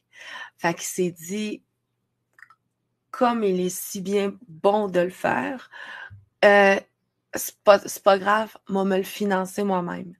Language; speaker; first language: French; native; French